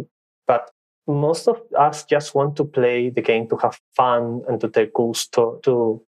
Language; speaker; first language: English; non-native, fluent; Spanish